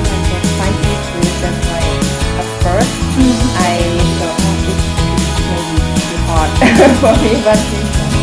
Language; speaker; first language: English; non-native, learner; Japanese